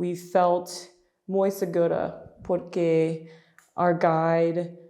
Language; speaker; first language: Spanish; non-native, learner; English